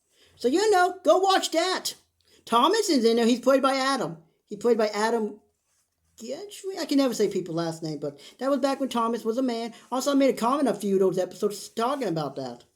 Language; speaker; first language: English; native; English